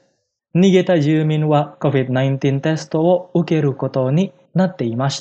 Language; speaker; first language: Japanese; non-native, fluent; Indonesian